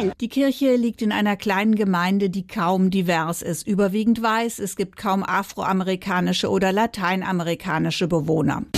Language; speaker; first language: German; native; German